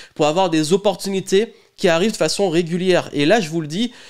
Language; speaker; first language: French; native; French